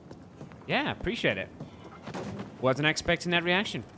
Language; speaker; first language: English; native; English